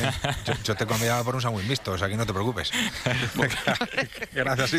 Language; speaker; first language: Spanish; native; Spanish